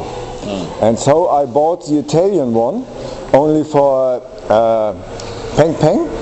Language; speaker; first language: English; non-native, learner; German